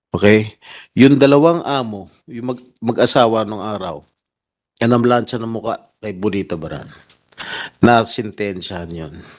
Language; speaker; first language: Filipino; native; Filipino